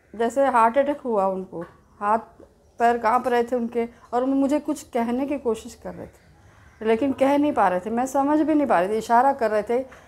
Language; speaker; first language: Hindi; native; Hindi